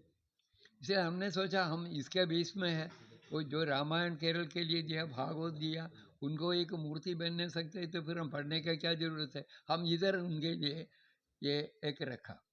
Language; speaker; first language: Hindi; non-native, local second language; Malayalam